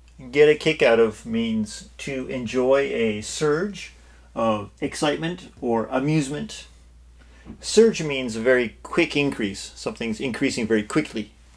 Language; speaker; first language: English; native; English